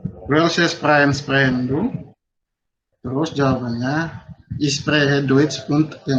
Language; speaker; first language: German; non-native, learner; Indonesian